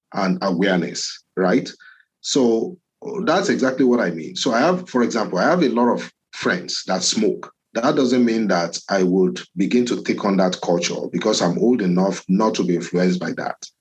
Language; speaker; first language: English; non-native, local second language; Yoruba